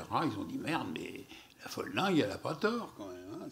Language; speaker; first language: French; native; French